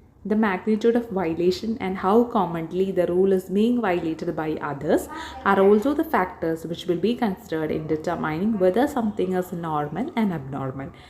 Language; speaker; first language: English; non-native, local second language; Malayalam